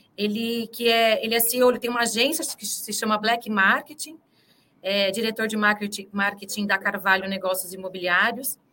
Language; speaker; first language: Portuguese; native; Portuguese